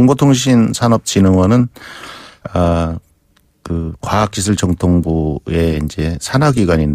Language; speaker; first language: Korean; native; Korean